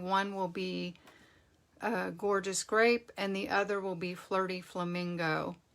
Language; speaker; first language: English; native; English